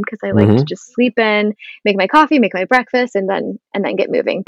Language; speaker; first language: English; native; English